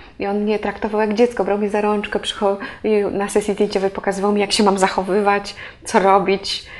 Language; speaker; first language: Polish; native; Polish